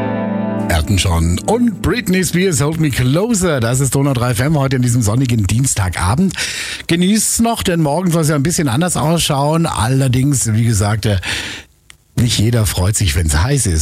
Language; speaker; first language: German; native; German